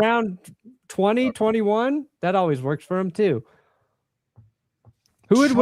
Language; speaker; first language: English; native; English